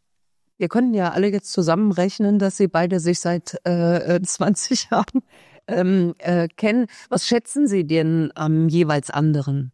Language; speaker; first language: German; native; German